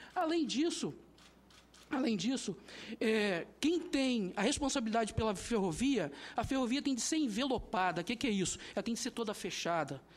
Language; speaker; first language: Portuguese; native; Portuguese